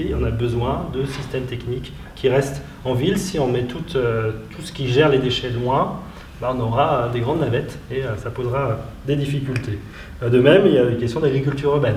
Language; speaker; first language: French; native; French